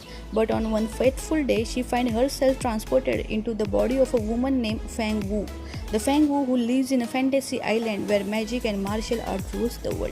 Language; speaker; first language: English; non-native, fluent; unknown